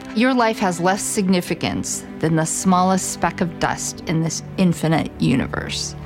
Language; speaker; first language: English; native; English